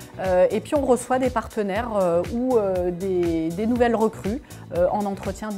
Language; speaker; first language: French; native; French